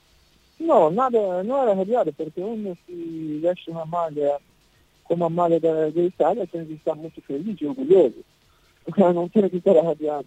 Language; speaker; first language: Italian; non-native, learner; Portuguese